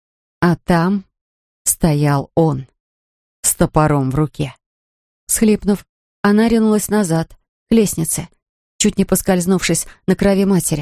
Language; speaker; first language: Russian; native; Russian